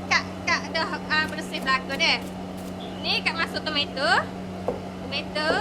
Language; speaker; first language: Malay; native; Malay